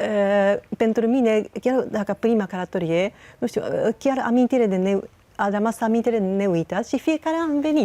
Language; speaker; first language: Romanian; non-native, learner; Japanese